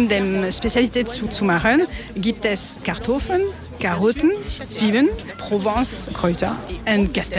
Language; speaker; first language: German; non-native, learner; French